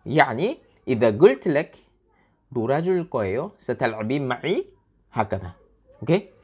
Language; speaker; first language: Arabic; non-native, learner; Korean